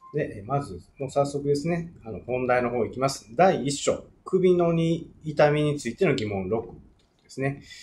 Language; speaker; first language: Japanese; native; Japanese